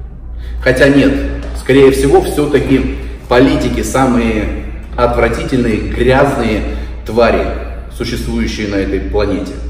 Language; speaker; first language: Russian; native; Russian